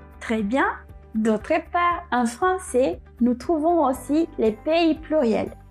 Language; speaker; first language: French; non-native, fluent; Spanish